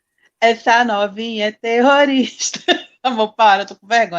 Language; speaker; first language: Portuguese; native; Portuguese